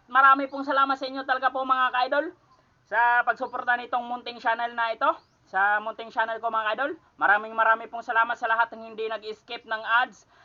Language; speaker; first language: Filipino; non-native, local second language; Cebuano